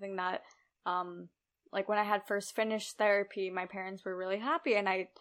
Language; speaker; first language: English; early bilingual, other home language; Urdu